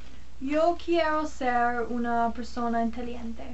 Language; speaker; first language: Spanish; non-native, learner; English